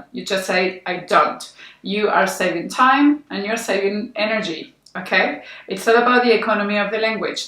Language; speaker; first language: English; non-native, fluent; Spanish